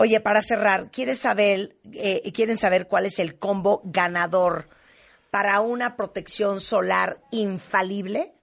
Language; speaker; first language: Spanish; native; Spanish